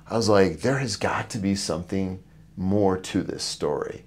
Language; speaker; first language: English; native; English